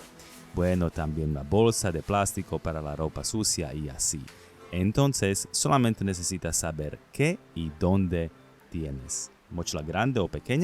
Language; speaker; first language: Spanish; non-native, learner; Slovak